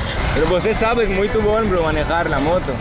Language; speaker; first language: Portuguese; non-native, learner; Greek